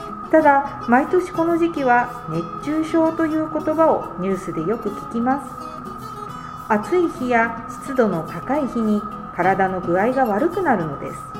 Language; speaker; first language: Japanese; native; Japanese